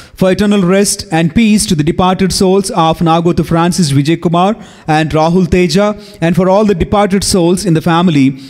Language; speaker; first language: English; non-native, local second language; Telugu